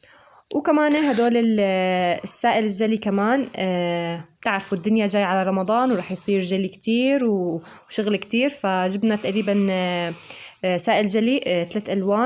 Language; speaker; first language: Arabic; native; Arabic